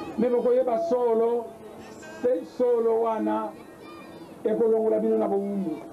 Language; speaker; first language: Lingala; non-native, local second language; Kongo